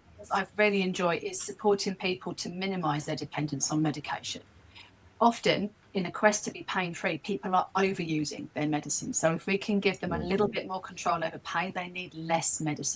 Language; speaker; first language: English; native; English